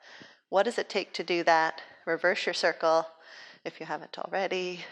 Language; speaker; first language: English; native; English